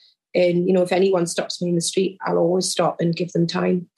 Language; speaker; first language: English; native; English